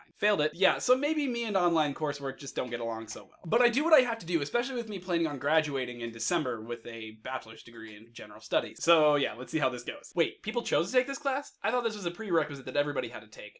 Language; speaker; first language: English; native; English